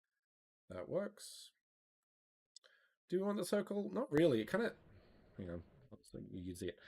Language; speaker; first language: English; native; English